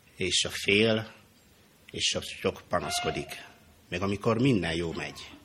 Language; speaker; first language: Hungarian; non-native, fluent; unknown